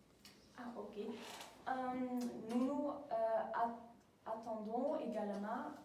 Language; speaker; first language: French; non-native, learner; Dutch